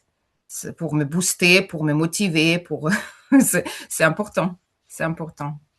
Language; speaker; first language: French; non-native, fluent; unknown